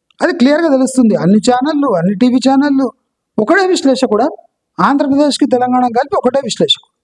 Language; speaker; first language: Telugu; non-native, local second language; Kannada